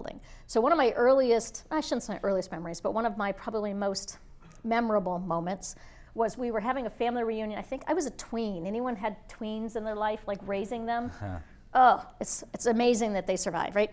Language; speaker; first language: English; native; English